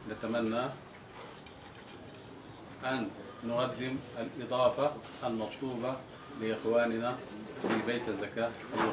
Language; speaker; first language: Arabic; native; Arabic